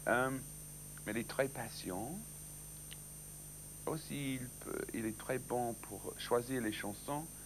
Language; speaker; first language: French; non-native, learner; English